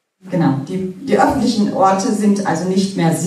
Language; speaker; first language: German; native; German